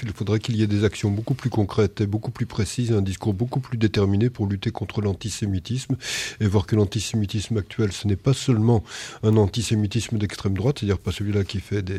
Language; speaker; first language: French; native; French